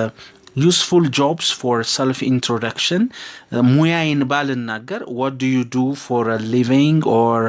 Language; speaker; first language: English; non-native, fluent; Amharic